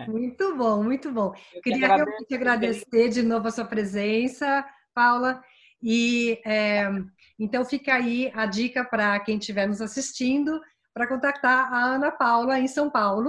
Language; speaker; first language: Portuguese; native; Portuguese